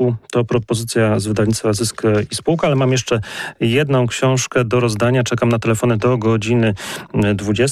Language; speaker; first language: Polish; native; Polish